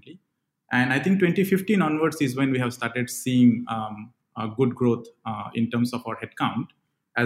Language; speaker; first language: English; non-native, local second language; Bangla